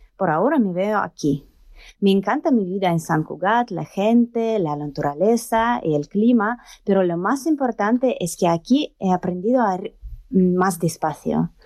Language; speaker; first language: Spanish; non-native, learner; Russian